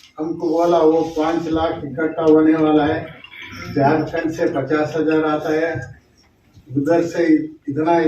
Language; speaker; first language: Hindi; non-native, local second language; Kannada